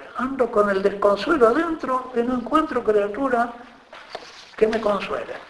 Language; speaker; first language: Spanish; native; Spanish